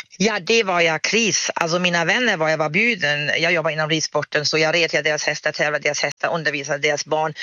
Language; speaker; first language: Swedish; non-native, fluent; German